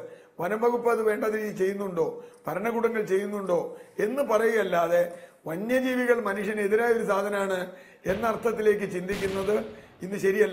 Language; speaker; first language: Malayalam; native; Malayalam